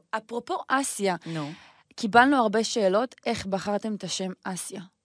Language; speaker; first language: Hebrew; native; Hebrew